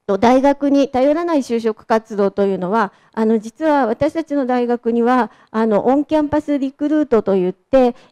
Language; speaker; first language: Japanese; native; Japanese